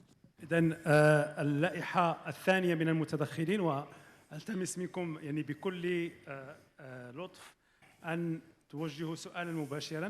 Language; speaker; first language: Arabic; native; Arabic